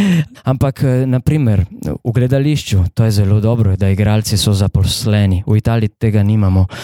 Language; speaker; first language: Slovenian; non-native, fluent; Italian